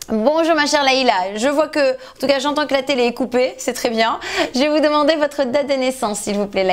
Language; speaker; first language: French; native; French